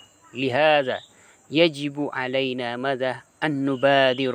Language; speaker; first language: Arabic; non-native, fluent; Indonesian